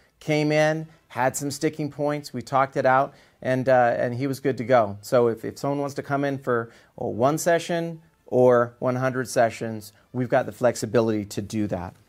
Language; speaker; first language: English; native; English